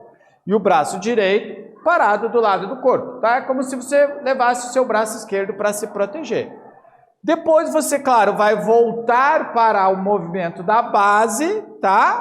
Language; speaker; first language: Portuguese; native; Portuguese